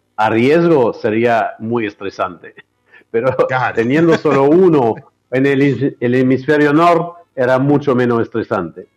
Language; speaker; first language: Spanish; non-native, fluent; French